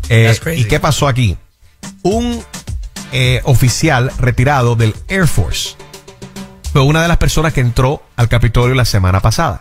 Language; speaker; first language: Spanish; native; Spanish